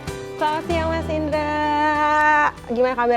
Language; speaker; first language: Indonesian; native; Indonesian